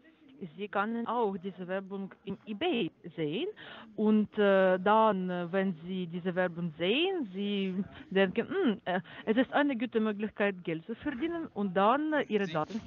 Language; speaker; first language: German; non-native, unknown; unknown